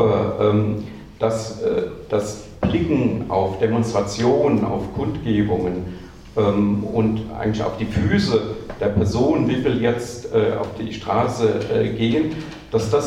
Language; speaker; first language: German; native; German